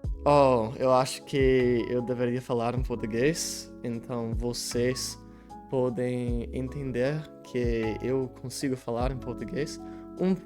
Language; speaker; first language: Portuguese; non-native, learner; English